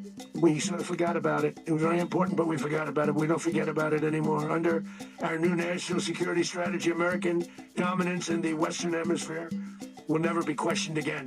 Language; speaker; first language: English; native; English